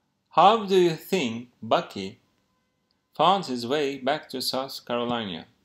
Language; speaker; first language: English; non-native, fluent; Turkish